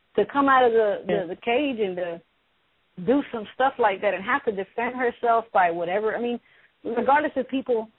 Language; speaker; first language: English; early bilingual, other home language; Spanish